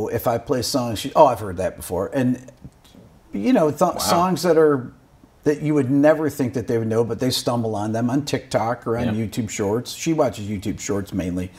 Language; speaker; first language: English; native; English